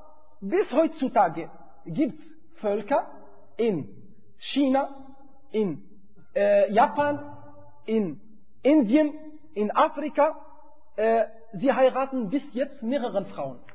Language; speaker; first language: German; non-native, fluent; Arabic